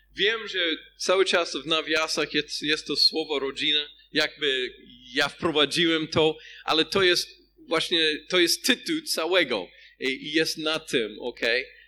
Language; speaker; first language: Polish; non-native, fluent; English